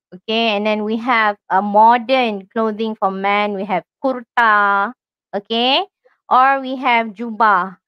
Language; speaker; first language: English; non-native, local second language; Malay